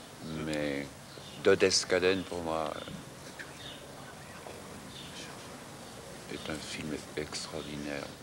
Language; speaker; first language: French; non-native, fluent; German